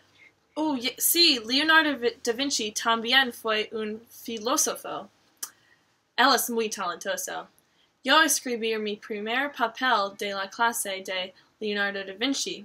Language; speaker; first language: Spanish; non-native, learner; English